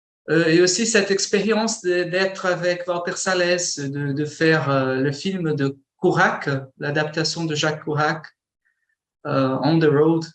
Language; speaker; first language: French; non-native, fluent; Portuguese